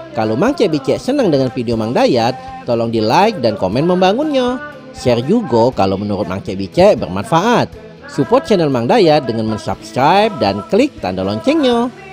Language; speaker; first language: Indonesian; native; Indonesian